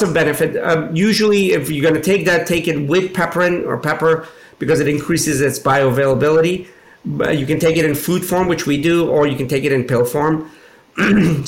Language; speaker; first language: English; native; English